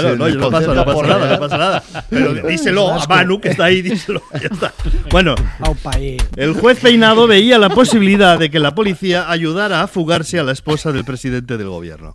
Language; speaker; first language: Spanish; native; Spanish